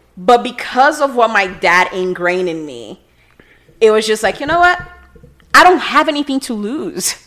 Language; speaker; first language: English; non-native, fluent; Portuguese